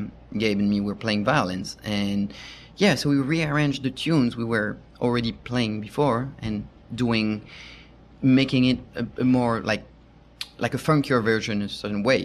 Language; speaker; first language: English; non-native, fluent; French